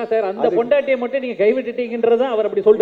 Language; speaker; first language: Tamil; native; Tamil